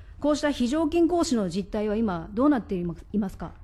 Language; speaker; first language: Japanese; native; Japanese